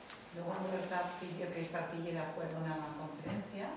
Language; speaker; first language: Spanish; native; Spanish